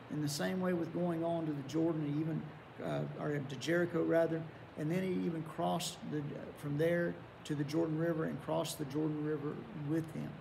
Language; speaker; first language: English; native; English